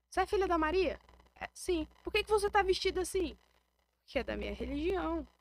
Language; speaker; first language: Portuguese; native; Portuguese